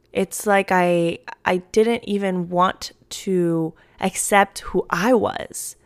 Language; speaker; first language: English; early bilingual, other home language; Spanish